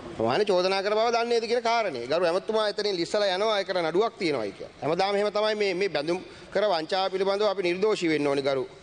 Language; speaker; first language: Sinhala; native; Sinhala